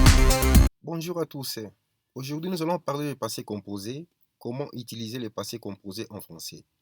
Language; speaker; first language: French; non-native, fluent; Spanish